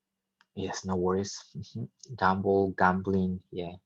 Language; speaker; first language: English; non-native, fluent; Spanish